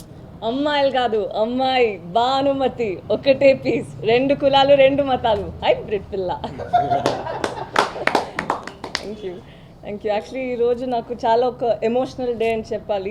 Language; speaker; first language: Telugu; non-native, local second language; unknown